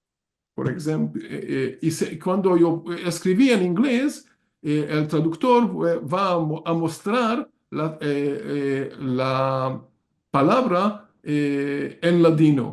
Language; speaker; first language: Spanish; non-native, learner; Hungarian